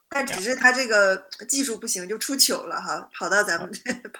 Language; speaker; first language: Chinese; native; Chinese